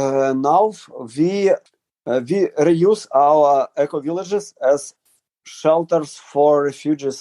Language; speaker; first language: English; non-native, learner; Ukrainian